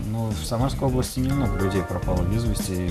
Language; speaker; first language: Russian; native; Russian